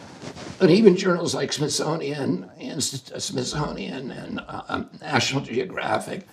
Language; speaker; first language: English; native; English